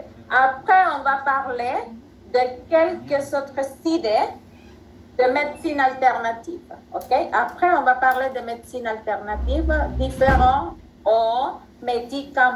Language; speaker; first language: French; non-native, fluent; Spanish